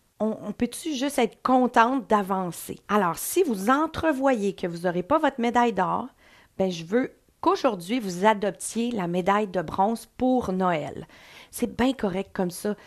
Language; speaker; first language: French; native; French